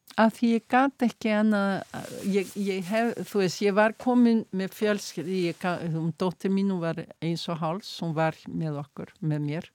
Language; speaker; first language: Icelandic; early bilingual, heritage; Icelandic